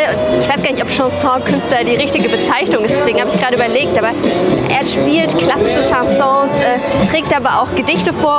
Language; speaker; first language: German; native; German